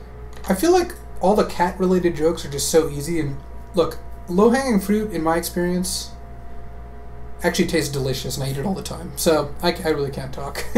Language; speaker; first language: English; native; English